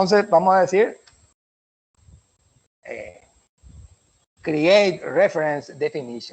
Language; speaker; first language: Spanish; native; Spanish